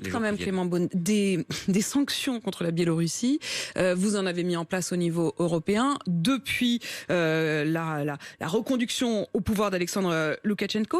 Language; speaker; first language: French; native; French